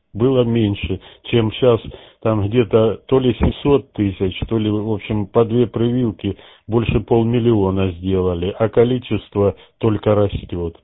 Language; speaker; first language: Russian; native; Russian